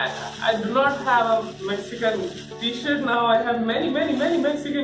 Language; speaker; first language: English; non-native, local second language; Hindi